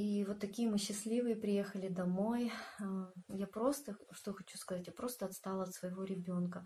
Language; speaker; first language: Russian; native; Russian